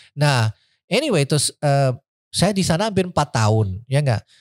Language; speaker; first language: Indonesian; early bilingual, heritage; Indonesian